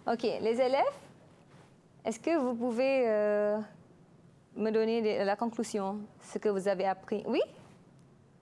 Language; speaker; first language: French; non-native, fluent; Malay